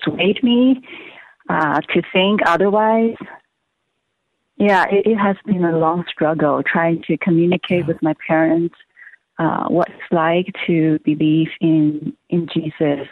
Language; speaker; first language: English; non-native, local second language; Cantonese